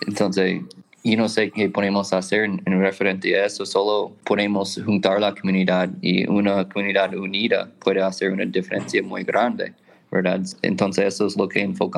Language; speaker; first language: Spanish; non-native, fluent; English